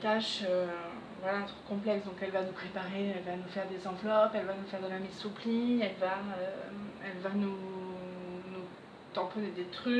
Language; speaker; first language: French; native; French